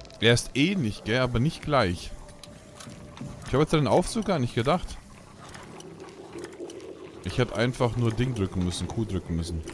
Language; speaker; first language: German; native; German